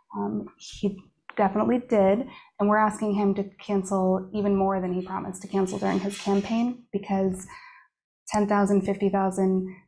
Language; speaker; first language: English; native; English